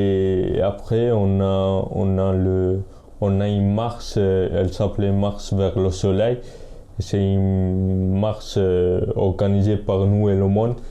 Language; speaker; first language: French; non-native, fluent; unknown